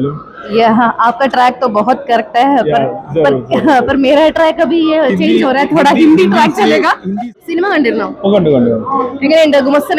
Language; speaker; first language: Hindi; non-native, local second language; Malayalam